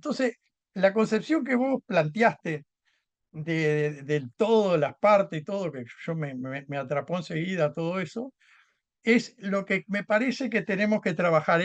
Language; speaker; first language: Spanish; native; Spanish